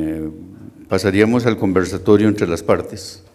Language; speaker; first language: Spanish; native; Spanish